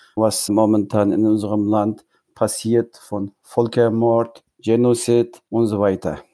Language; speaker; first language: German; non-native, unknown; Uyghur